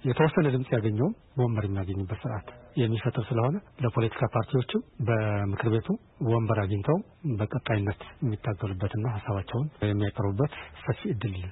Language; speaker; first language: Amharic; non-native, local second language; Tigrinya